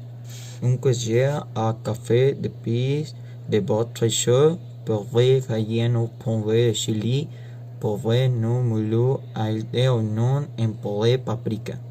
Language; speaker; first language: French; non-native, learner; Spanish